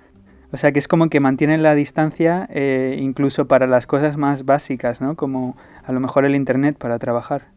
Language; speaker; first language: Spanish; native; Spanish